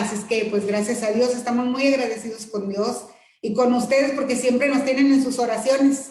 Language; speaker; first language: Spanish; native; Spanish